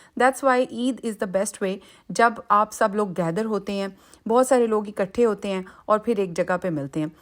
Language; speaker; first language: Urdu; native; Urdu